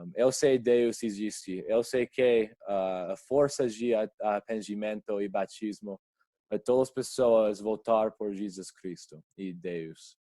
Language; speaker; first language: Portuguese; non-native, learner; English